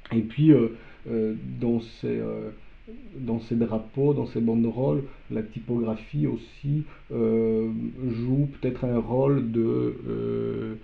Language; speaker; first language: French; non-native, fluent; Polish